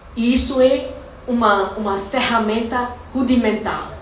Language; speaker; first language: Portuguese; non-native, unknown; English